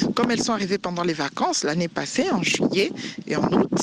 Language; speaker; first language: French; non-native, local second language; Swahili